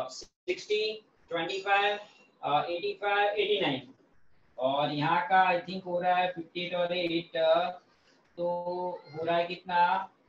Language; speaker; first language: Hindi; non-native, local second language; Gujarati